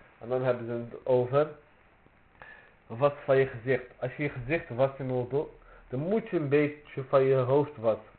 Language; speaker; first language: Dutch; early bilingual, other home language; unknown